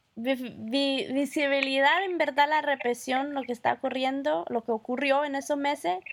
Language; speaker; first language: Spanish; early bilingual, heritage; Spanish